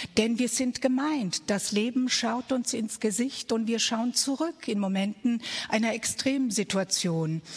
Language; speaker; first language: German; early bilingual, other home language; Croatian